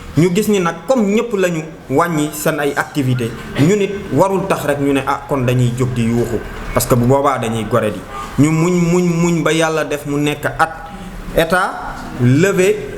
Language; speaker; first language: Wolof; native; Wolof